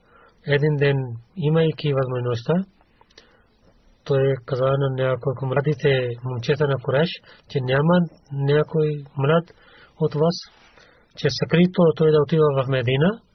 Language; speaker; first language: Bulgarian; non-native, learner; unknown